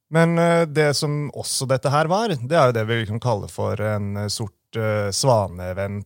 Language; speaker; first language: Norwegian; native; Norwegian